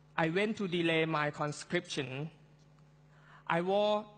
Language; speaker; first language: English; non-native, fluent; Thai